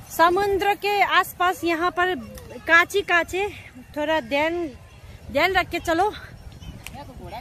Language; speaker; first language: Hindi; non-native, local second language; Nepali